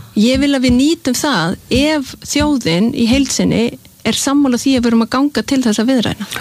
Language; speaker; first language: Icelandic; early bilingual, heritage; Icelandic